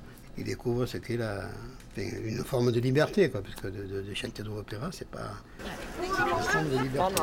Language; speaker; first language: French; native; French